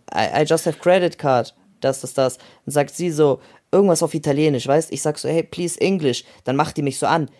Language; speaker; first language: German; early bilingual, other home language; Russian